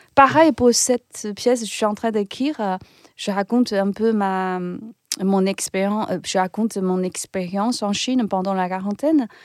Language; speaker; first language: French; non-native, fluent; Chinese